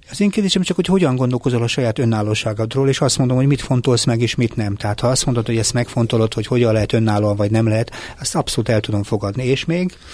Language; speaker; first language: Hungarian; native; Hungarian